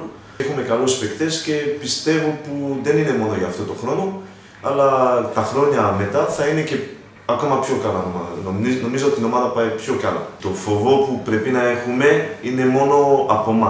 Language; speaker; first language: Greek; non-native, learner; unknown